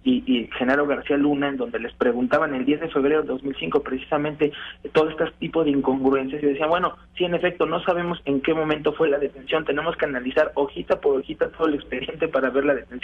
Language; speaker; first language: Spanish; native; Spanish